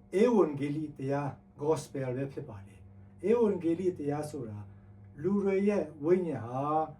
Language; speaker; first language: Burmese; non-native, local second language; Tedim Chin